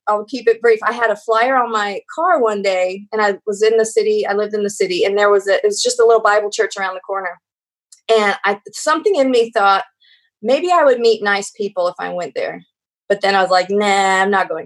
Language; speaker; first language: English; native; English